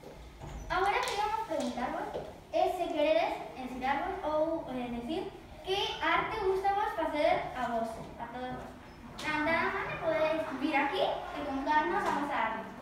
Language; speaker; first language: Spanish; non-native, local second language; Galician